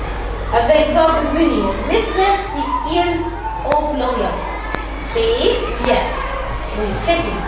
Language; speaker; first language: French; non-native, fluent; Arabic